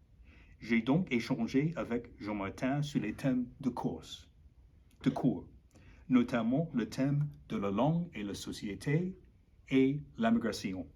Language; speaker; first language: French; non-native, learner; English